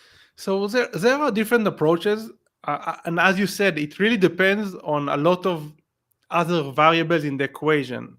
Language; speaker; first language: English; non-native, fluent; Hebrew